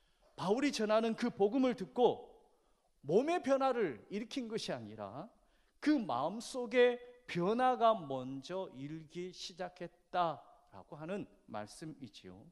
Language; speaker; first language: Korean; native; Korean